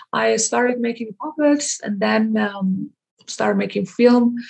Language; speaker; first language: English; non-native, fluent; Persian